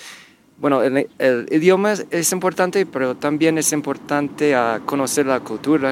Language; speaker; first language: Spanish; non-native, fluent; English